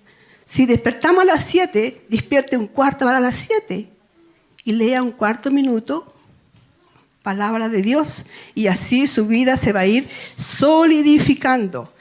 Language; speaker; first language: Spanish; native; Spanish